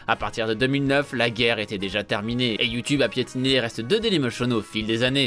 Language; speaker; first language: French; native; French